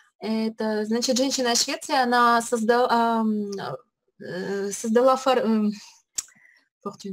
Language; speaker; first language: Russian; native; Russian